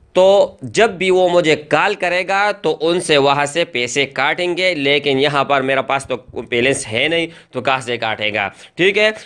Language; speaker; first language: Urdu; non-native, local second language; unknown